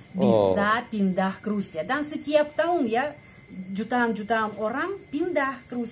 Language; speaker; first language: Indonesian; non-native, fluent; Russian